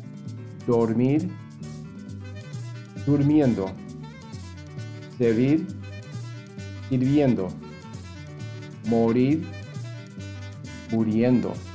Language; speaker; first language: Spanish; non-native, fluent; English